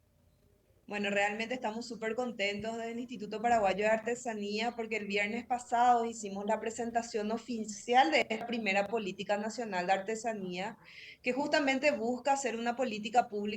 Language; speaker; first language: Spanish; native; Spanish